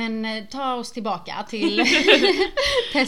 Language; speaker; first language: Swedish; native; Swedish